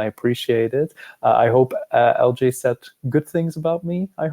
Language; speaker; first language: English; non-native, fluent; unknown